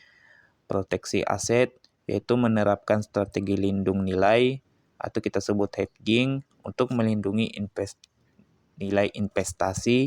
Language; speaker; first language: Indonesian; native; Indonesian